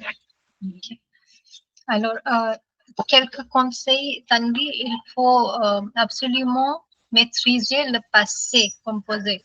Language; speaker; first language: French; non-native, fluent; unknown